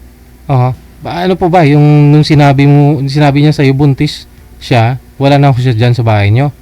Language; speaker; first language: Filipino; native; Filipino